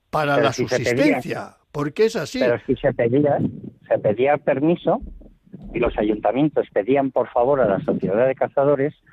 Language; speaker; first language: Spanish; native; Spanish